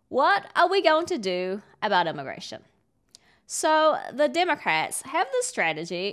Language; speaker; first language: English; native; English